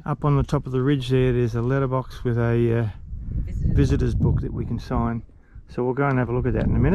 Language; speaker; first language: English; native; English